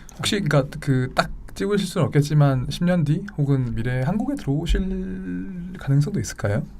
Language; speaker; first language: Korean; native; Korean